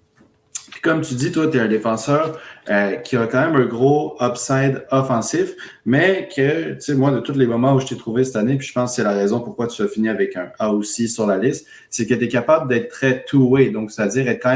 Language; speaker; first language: French; native; French